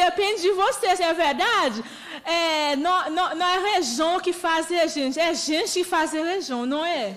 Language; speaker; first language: Portuguese; non-native, learner; Haitian Creole